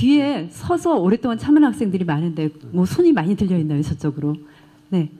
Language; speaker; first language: Korean; native; Korean